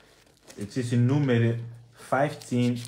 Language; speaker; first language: Dutch; non-native, fluent; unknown